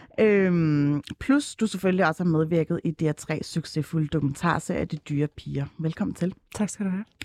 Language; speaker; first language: Danish; early bilingual, other home language; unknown